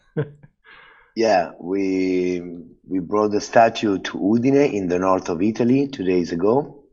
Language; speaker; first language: English; non-native, fluent; Italian